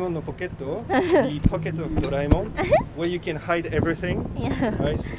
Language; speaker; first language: Japanese; non-native, learner; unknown